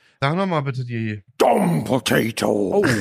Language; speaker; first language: German; native; German